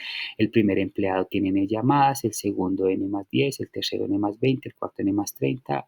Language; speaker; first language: Spanish; native; Spanish